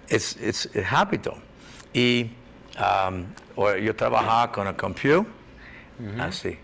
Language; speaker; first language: Spanish; non-native, learner; English